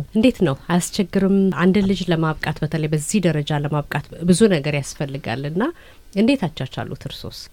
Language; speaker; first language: Amharic; native; Amharic